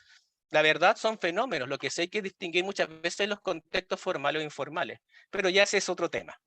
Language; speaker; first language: Spanish; native; Spanish